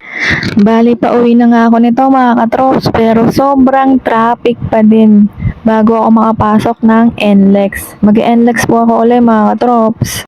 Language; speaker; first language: Filipino; native; Filipino